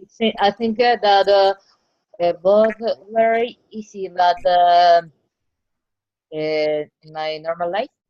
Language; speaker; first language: English; non-native, learner; Spanish